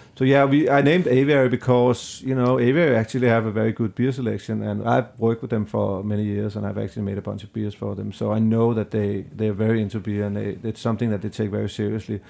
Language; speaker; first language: English; non-native, fluent; Danish